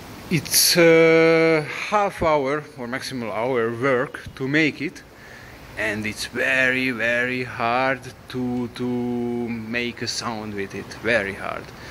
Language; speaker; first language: English; non-native, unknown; Hungarian